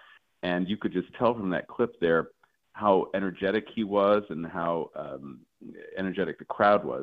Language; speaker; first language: English; native; English